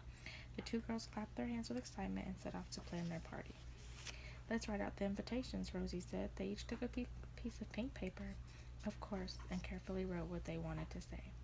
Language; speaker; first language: English; native; English